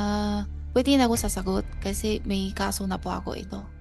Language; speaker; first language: Filipino; non-native, learner; Chinese